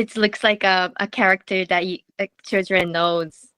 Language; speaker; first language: English; non-native, learner; Japanese